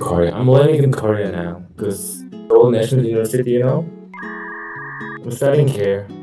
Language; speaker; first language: English; non-native, learner; Mongolian